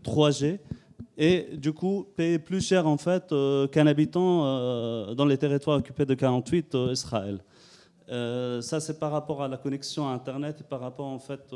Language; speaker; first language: French; non-native, fluent; Arabic